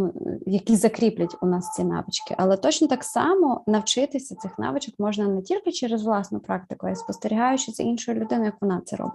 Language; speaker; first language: Ukrainian; native; Ukrainian